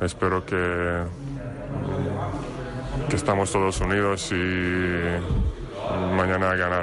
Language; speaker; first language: Spanish; non-native, fluent; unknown